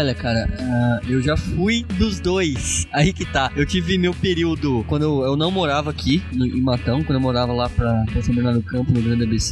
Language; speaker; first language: Portuguese; native; Portuguese